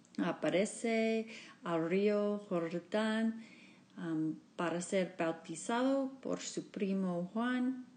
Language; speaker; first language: Spanish; non-native, learner; English